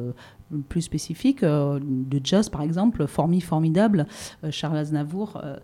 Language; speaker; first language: French; native; French